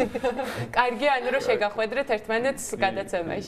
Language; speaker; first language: Georgian; native; Georgian